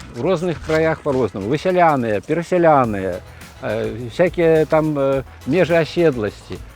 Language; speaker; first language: Belarusian; native; Belarusian